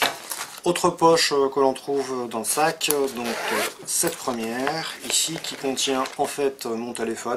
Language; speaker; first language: French; native; French